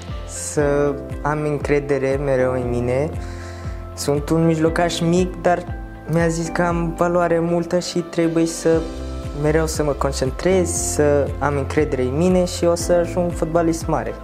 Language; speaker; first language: Romanian; non-native, learner; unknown